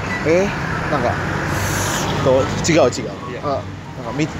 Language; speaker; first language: Japanese; non-native, fluent; Indonesian